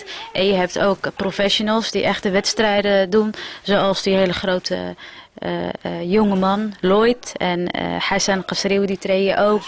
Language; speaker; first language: Dutch; early bilingual, other home language; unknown